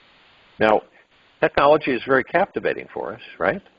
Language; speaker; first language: English; native; English